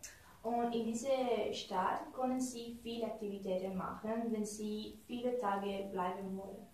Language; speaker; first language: German; non-native, learner; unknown